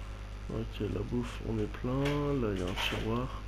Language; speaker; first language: French; native; French